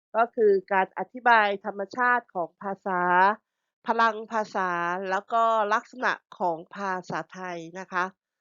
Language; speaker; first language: Thai; native; Thai